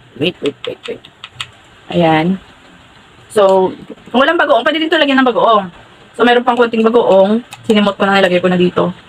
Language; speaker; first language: Filipino; non-native, local second language; Hiligaynon